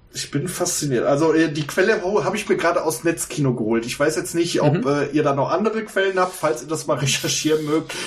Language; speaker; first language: German; native; German